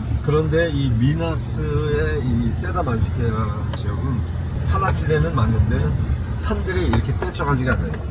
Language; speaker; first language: Korean; early bilingual, heritage; Korean